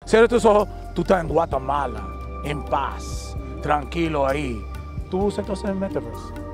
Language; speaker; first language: Spanish; early bilingual, heritage; Spanish